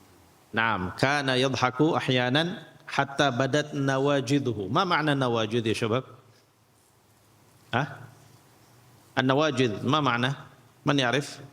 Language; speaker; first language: Arabic; non-native, fluent; Indonesian